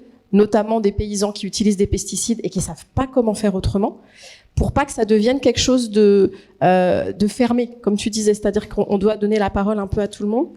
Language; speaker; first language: French; native; French